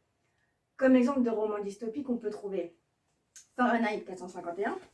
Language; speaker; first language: French; native; French